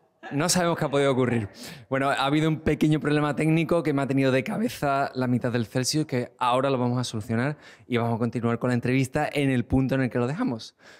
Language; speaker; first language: Spanish; native; Spanish